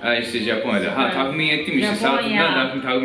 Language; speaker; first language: Turkish; non-native, fluent; Japanese